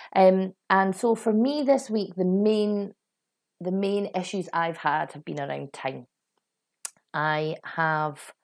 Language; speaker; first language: English; native; English